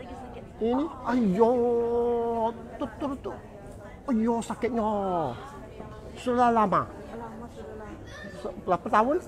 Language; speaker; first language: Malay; non-native, local second language; Cantonese